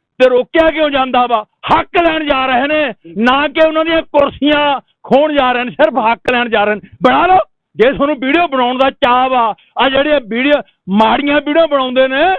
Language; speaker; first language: Punjabi; native; Punjabi